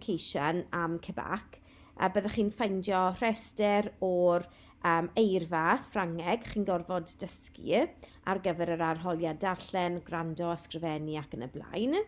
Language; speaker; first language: Welsh; non-native, local second language; English